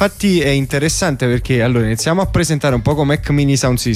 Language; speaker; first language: Italian; native; Italian